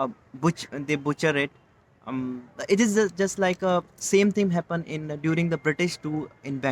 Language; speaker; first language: English; non-native, local second language; Hindi